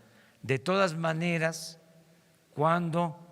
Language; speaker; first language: Spanish; native; Spanish